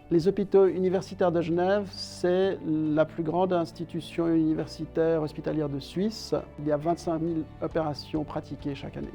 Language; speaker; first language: French; native; French